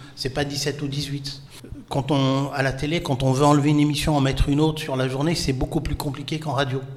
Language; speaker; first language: French; non-native, local second language; Arabic